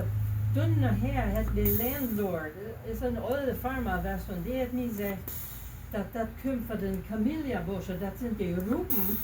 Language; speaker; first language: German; early bilingual, heritage; Low German